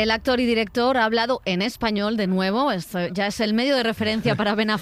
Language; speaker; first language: Spanish; native; Spanish